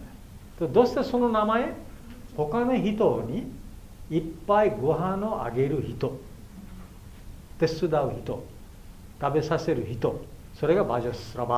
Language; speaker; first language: Japanese; non-native, fluent; Bangla